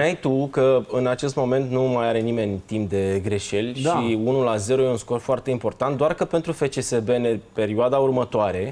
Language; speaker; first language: Romanian; native; Romanian